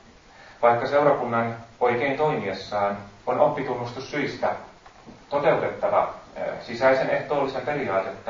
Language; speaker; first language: Finnish; native; Finnish